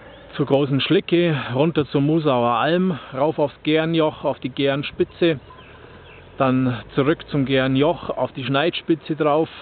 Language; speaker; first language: German; native; German